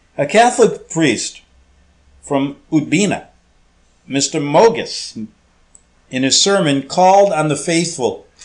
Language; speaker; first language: English; native; English